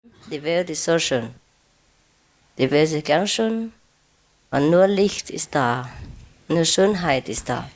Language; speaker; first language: German; non-native, learner; Vietnamese